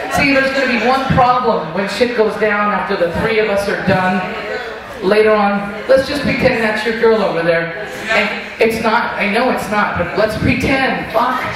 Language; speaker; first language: English; native; English